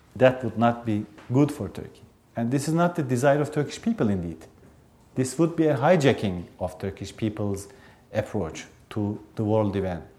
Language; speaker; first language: English; non-native, fluent; Turkish